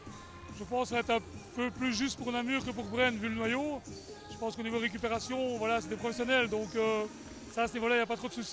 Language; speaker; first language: French; native; French